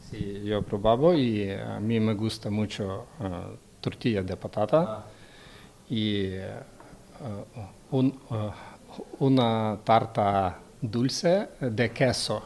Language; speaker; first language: Spanish; non-native, learner; Ukrainian